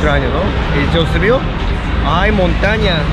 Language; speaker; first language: Spanish; non-native, learner; Japanese